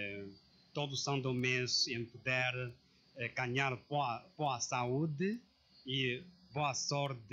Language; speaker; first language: Portuguese; non-native, learner; Chinese